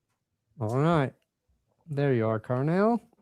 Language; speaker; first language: English; native; English